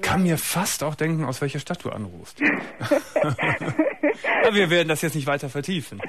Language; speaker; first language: German; native; German